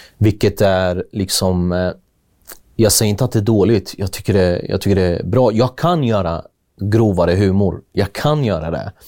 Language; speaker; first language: Swedish; early bilingual, other home language; Kurdish